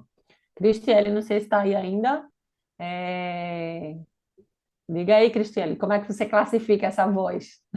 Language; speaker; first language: Portuguese; native; Portuguese